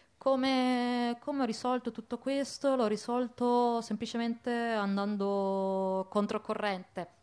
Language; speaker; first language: Italian; early bilingual, other home language; Arabic